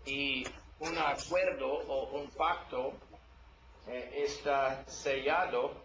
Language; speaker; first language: Spanish; non-native, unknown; English